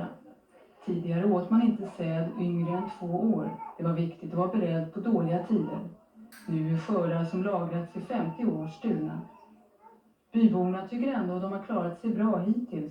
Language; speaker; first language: Swedish; native; Swedish